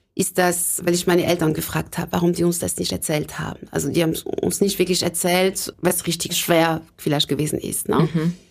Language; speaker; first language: German; non-native, fluent; French